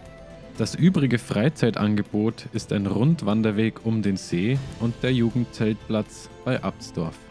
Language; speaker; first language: German; native; German